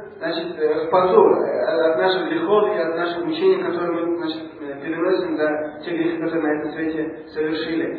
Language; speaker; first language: Russian; non-native, local second language; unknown